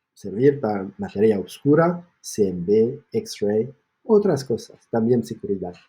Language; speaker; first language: Spanish; non-native, fluent; French